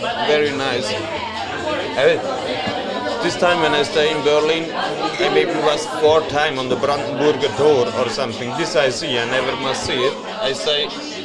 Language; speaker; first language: English; non-native, learner; Swiss German